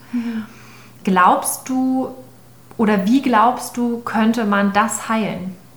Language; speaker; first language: German; native; German